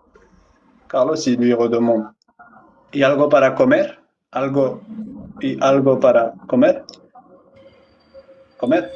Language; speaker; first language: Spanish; non-native, fluent; French